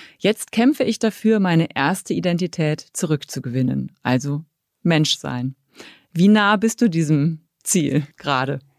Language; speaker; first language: German; native; German